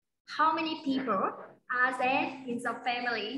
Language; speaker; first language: English; non-native, fluent; Vietnamese